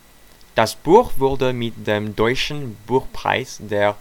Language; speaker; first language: German; non-native, learner; French